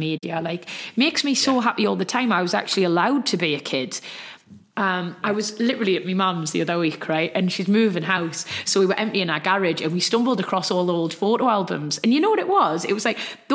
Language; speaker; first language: English; native; English